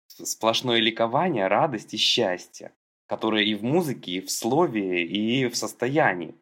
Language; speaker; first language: Russian; native; Russian